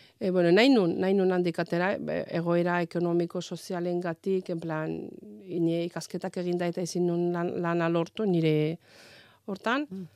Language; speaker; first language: Basque; non-native, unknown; Azerbaijani